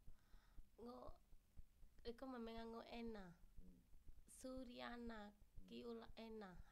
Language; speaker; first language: Cantonese; non-native, learner; Indonesian